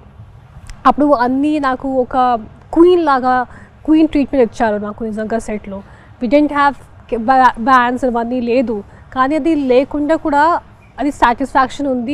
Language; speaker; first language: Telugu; non-native, learner; Hindi